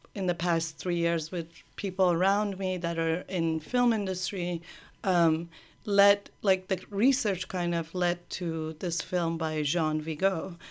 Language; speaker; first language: English; early bilingual, other home language; Persian